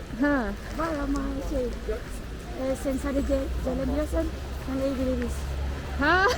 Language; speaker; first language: Turkish; non-native, learner; Malay